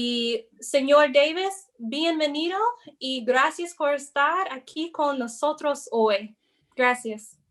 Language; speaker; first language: Spanish; non-native, fluent; English